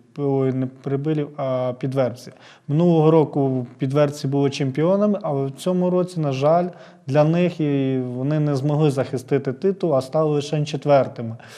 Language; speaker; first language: Ukrainian; native; Ukrainian